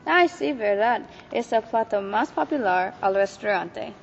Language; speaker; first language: Spanish; non-native, learner; English